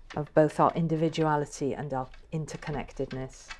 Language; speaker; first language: English; early bilingual, other home language; Persian